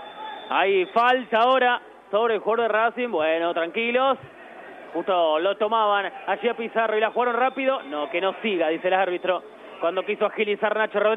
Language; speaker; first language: Spanish; native; Spanish